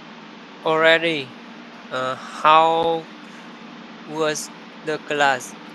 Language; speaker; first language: English; non-native, learner; Vietnamese